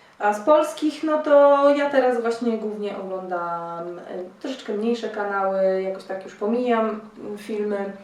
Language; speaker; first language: Polish; native; Polish